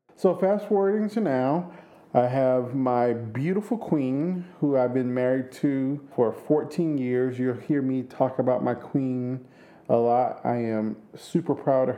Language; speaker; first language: English; native; English